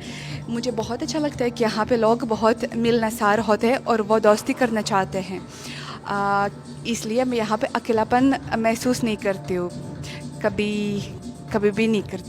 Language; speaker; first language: Hindi; non-native, fluent; Russian